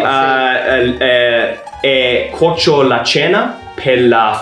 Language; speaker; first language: Italian; non-native, learner; English